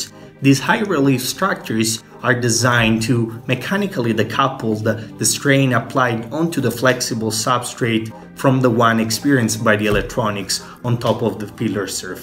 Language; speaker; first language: English; non-native, fluent; Italian